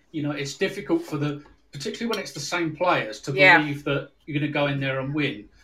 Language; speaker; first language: English; native; English